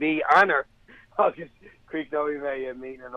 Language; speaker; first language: Irish; non-native, local second language; English